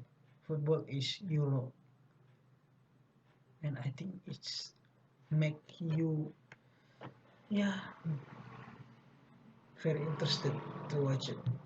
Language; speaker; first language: English; non-native, learner; Indonesian